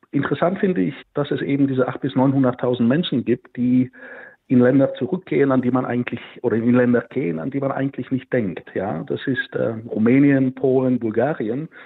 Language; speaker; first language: German; non-native, fluent; Bulgarian